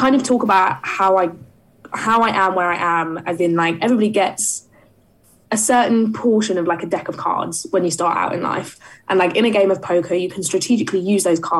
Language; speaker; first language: English; native; English